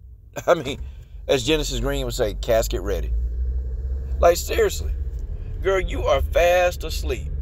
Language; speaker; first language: English; native; English